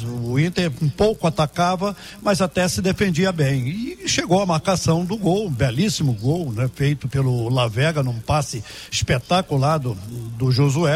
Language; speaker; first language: Portuguese; native; Portuguese